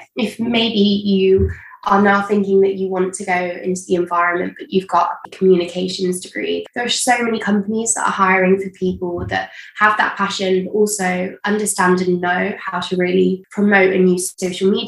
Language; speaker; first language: English; native; English